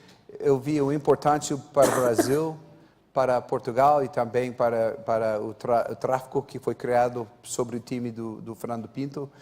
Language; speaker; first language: Portuguese; non-native, fluent; English